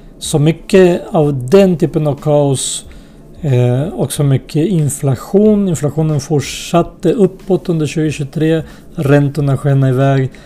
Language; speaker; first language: Swedish; early bilingual, other home language; Spanish